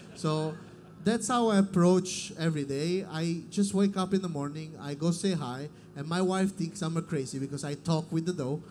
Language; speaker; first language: English; non-native, fluent; Italian